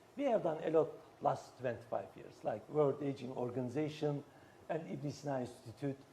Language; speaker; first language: English; non-native, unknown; Turkish